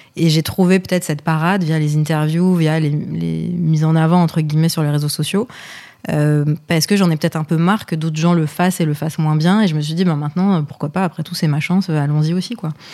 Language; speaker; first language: French; early bilingual, other home language; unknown